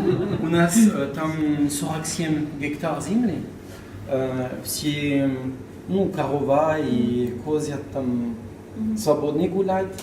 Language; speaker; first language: Russian; non-native, learner; French